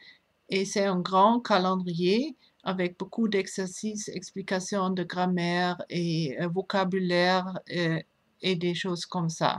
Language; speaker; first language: French; non-native, fluent; German